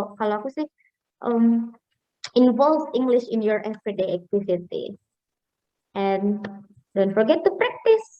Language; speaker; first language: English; non-native, fluent; Indonesian